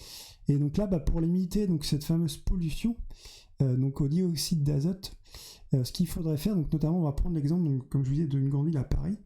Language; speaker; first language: French; native; French